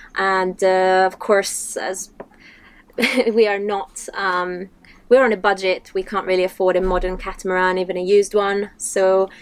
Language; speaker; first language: English; non-native, fluent; Italian